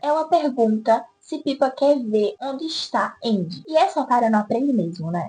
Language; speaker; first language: Portuguese; native; Portuguese